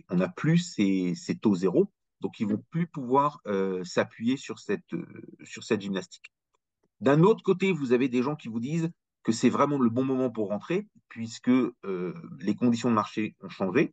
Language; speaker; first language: French; native; French